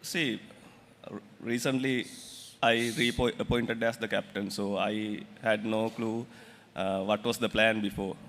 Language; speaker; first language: English; non-native, local second language; Sinhala